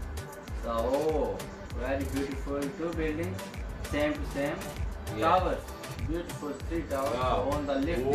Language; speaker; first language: English; non-native, learner; Urdu